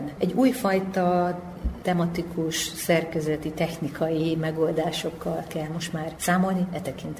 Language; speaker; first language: Hungarian; native; Hungarian